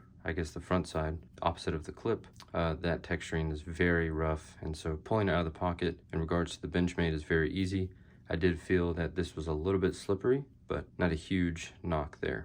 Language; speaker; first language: English; native; English